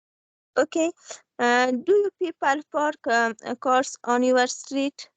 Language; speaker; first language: English; non-native, learner; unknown